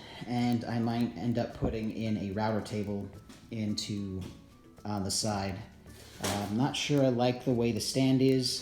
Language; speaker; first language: English; native; English